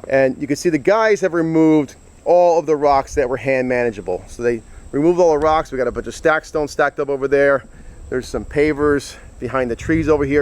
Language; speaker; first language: English; native; English